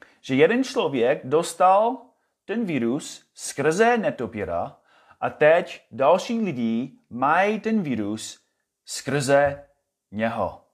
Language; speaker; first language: Czech; non-native, fluent; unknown